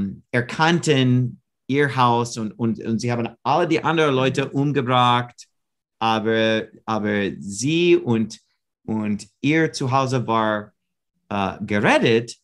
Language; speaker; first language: German; non-native, learner; English